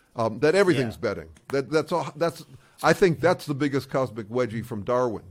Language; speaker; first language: English; native; English